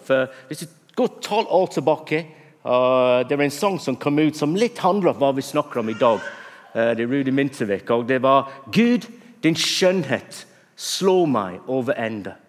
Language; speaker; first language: Norwegian; non-native, fluent; English